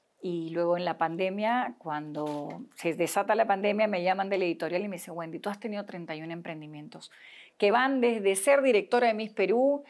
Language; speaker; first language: Spanish; native; Spanish